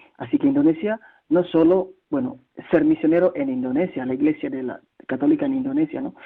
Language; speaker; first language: Spanish; non-native, fluent; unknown